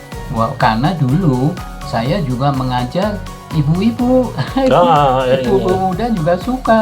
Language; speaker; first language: Indonesian; non-native, local second language; Dutch